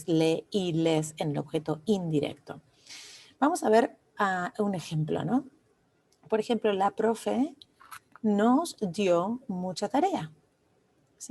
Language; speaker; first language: Spanish; non-native, fluent; English